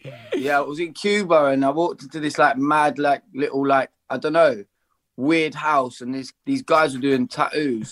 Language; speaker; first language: English; native; English